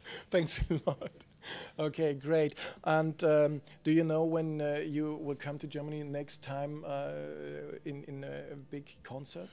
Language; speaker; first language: English; non-native, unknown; German